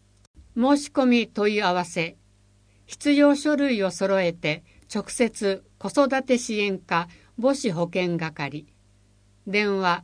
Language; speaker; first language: Japanese; native; Japanese